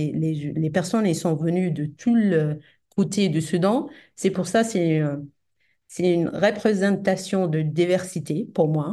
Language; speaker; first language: French; non-native, fluent; Arabic